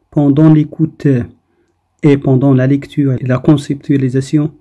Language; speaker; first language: French; non-native, local second language; Arabic